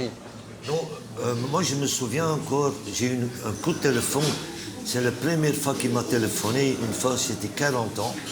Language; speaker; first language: French; non-native, local second language; Dutch